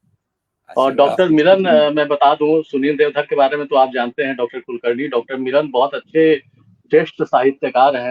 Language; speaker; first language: Hindi; native; Hindi